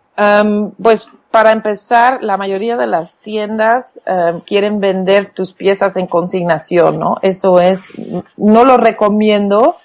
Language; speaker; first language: Spanish; non-native, fluent; Dutch